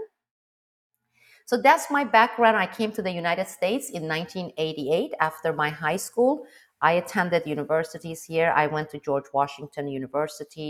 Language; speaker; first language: English; non-native, fluent; Turkish